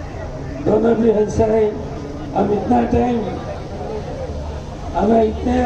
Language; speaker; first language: Hindi; non-native, local second language; Kannada